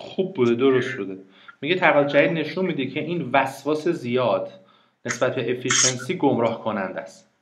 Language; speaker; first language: Persian; native; Persian